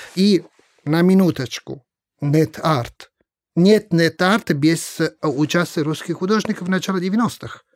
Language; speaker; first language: Russian; non-native, fluent; Italian